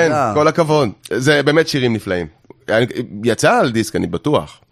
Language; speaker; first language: Hebrew; native; Hebrew